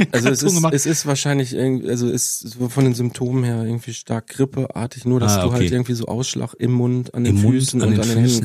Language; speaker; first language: German; native; German